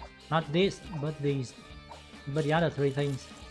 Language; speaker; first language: English; non-native, fluent; Vietnamese